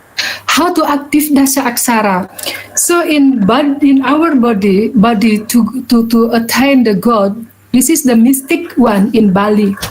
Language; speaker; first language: English; non-native, learner; Balinese